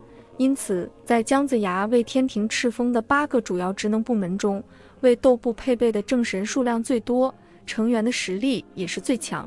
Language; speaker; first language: Chinese; native; Chinese